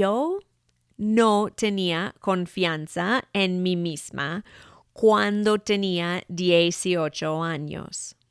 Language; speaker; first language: Spanish; non-native, fluent; English